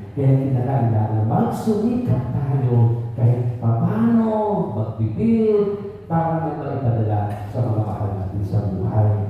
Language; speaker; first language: Filipino; non-native, local second language; Cebuano